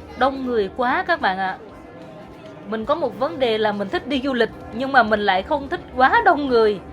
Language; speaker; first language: Vietnamese; native; Vietnamese